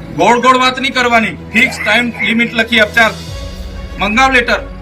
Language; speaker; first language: Gujarati; non-native, local second language; Vasavi